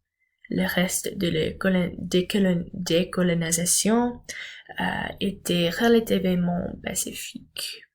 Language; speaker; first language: French; non-native, learner; English